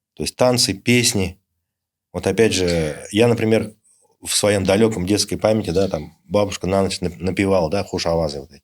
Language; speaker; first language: Russian; native; Russian